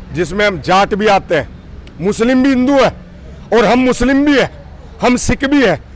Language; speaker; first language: Hindi; native; Hindi